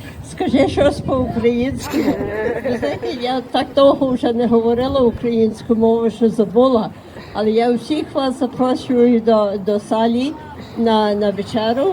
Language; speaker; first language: Ukrainian; early bilingual, heritage; Ukrainian